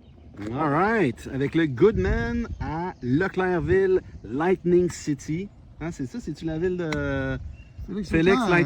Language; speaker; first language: French; native; French